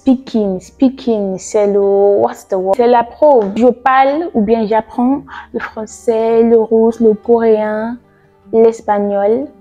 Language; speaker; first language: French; non-native, learner; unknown